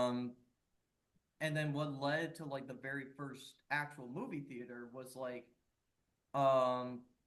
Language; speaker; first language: English; native; English